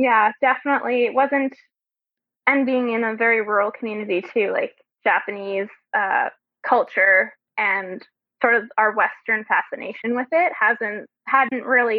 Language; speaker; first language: English; native; English